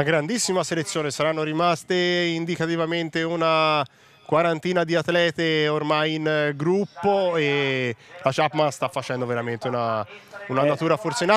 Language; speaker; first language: Italian; native; Italian